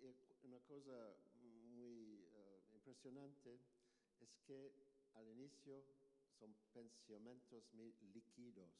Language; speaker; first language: Spanish; non-native, learner; English